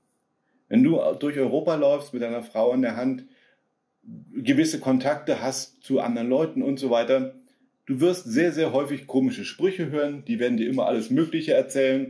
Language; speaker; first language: German; native; German